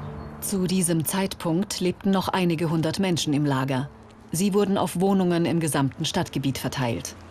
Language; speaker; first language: German; native; German